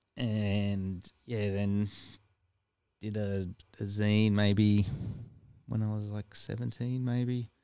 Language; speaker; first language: English; native; English